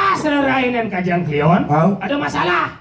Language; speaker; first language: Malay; non-native, local second language; Balinese